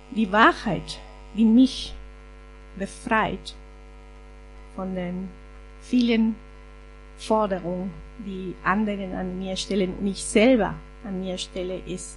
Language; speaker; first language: German; non-native, fluent; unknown